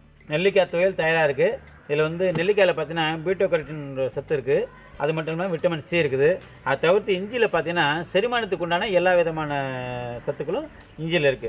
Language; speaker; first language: Tamil; native; Tamil